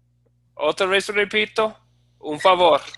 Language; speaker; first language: Spanish; non-native, fluent; English